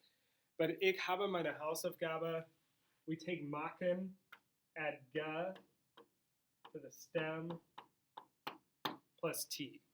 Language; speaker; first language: German; non-native, fluent; English